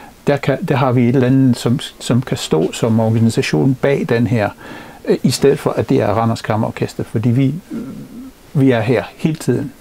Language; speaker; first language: Danish; non-native, fluent; English